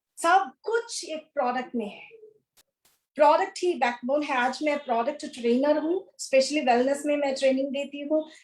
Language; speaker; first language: Hindi; non-native, local second language; Kannada